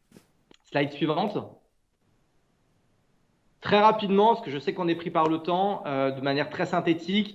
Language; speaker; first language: French; native; French